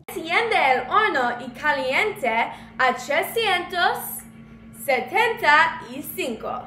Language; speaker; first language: Spanish; non-native, learner; English